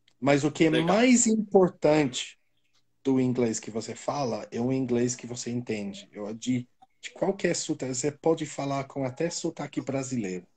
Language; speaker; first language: Portuguese; non-native, fluent; English